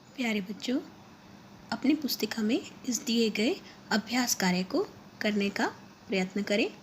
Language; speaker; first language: Hindi; native; Hindi